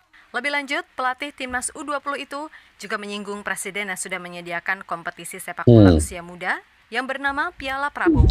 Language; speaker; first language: Indonesian; native; Indonesian